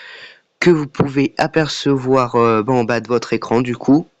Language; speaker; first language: French; native; French